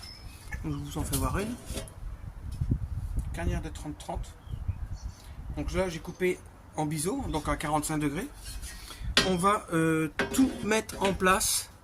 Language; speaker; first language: French; native; French